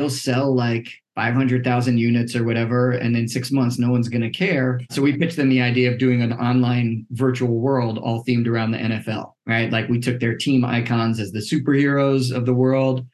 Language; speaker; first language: English; native; English